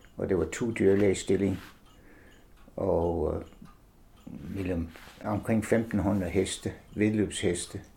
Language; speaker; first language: Danish; non-native, fluent; English